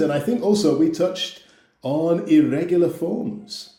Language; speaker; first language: English; native; English